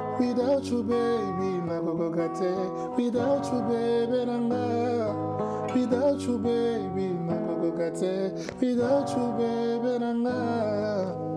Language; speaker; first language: French; non-native, local second language; Lingala